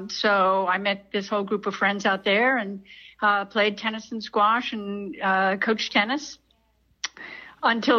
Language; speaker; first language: English; native; English